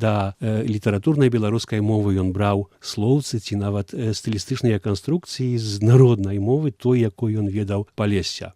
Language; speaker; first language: Belarusian; early bilingual, heritage; Belarusian